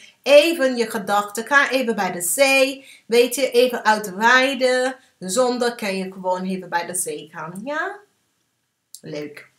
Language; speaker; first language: Dutch; early bilingual, heritage; English